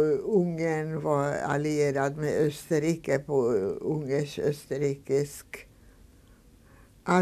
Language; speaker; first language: Swedish; non-native, fluent; Hungarian